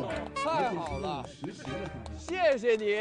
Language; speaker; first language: Chinese; non-native, fluent; Korean